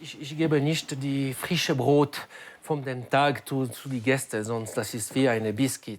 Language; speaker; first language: German; non-native, learner; French